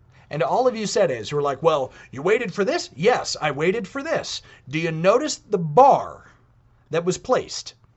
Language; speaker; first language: English; native; English